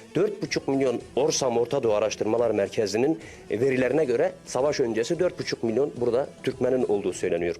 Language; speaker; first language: Turkish; early bilingual, heritage; Arabic